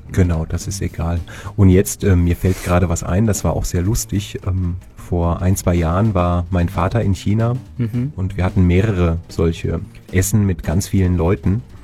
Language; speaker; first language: German; native; German